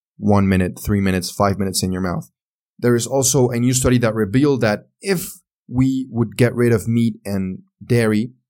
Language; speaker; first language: English; non-native, fluent; Spanish